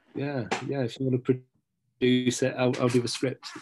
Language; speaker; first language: English; native; English